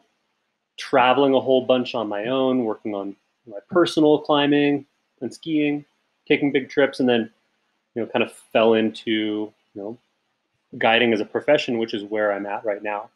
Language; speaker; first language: English; native; English